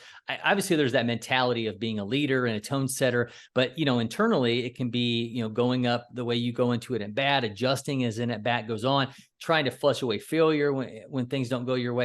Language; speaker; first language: English; native; English